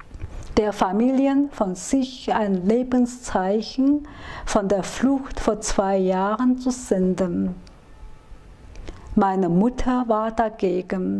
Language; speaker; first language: German; non-native, fluent; Chinese